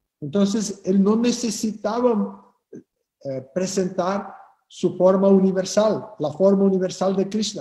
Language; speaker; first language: Spanish; non-native, fluent; Portuguese